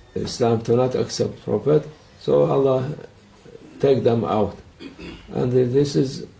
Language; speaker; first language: English; non-native, learner; Turkish